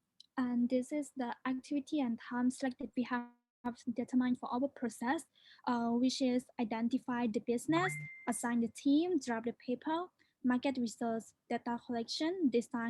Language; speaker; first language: English; non-native, learner; Khmer